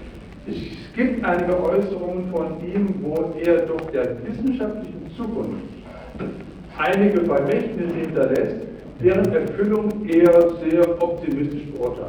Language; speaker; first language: German; native; German